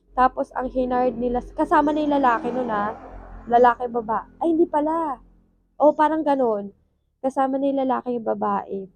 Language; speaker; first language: Filipino; native; Filipino